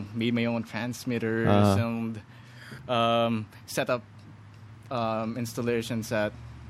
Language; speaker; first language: English; non-native, local second language; Filipino